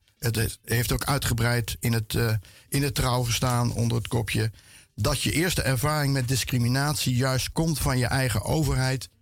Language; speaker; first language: Dutch; native; Dutch